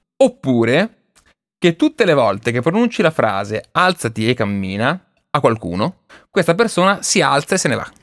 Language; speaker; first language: Italian; native; Italian